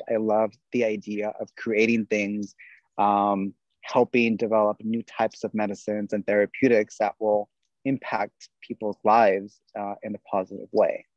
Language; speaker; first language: English; native; English